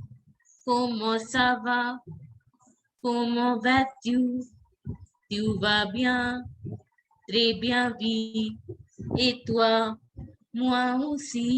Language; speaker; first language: French; non-native, fluent; Hindi